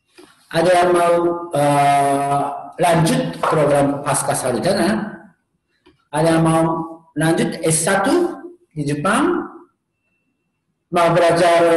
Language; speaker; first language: Indonesian; non-native, learner; Japanese